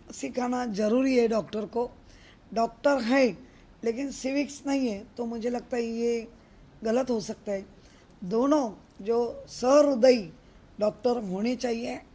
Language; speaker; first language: Hindi; non-native, local second language; Marathi